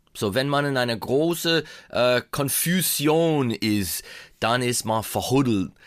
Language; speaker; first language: German; early bilingual, heritage; English